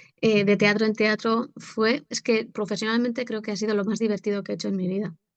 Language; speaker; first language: Spanish; native; Spanish